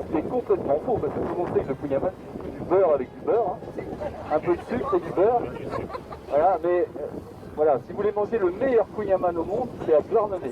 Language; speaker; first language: French; native; French